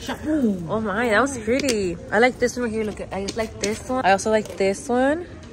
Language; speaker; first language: English; early bilingual, other home language; Spanish